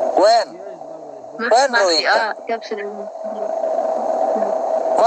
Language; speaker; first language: Arabic; non-native, learner; Pashto